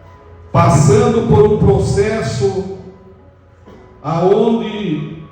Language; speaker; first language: Portuguese; native; Portuguese